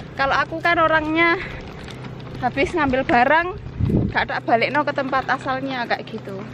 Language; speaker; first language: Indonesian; native; Indonesian